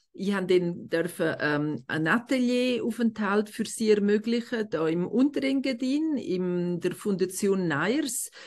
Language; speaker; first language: German; non-native, local second language; Romansh